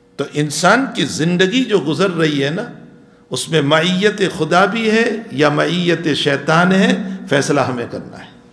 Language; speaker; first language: Urdu; non-native, local second language; Gujarati